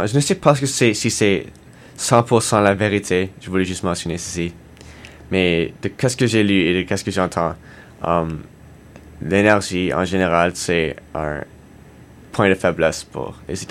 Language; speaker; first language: French; non-native, learner; English